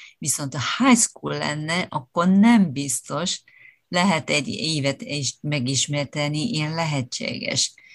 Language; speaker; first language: Hungarian; non-native, fluent; Japanese